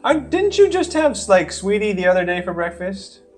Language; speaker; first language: English; native; English